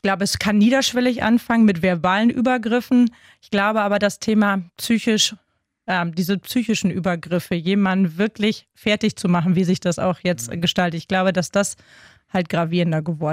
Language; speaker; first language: German; native; German